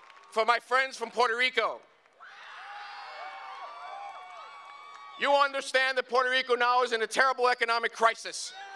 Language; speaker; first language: English; early bilingual, other home language; Spanish